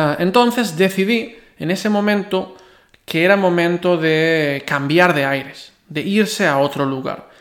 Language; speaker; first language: Spanish; non-native, local second language; Catalan